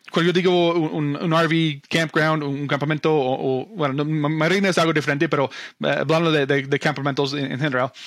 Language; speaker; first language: Spanish; non-native, fluent; English